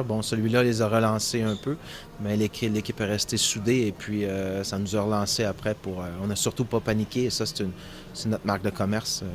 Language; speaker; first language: French; native; French